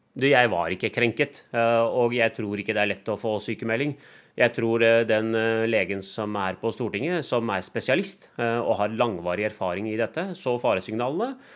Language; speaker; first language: Norwegian; early bilingual, other home language; Punjabi